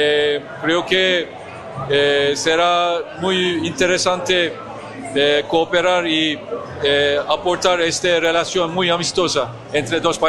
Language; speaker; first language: Spanish; non-native, learner; Turkish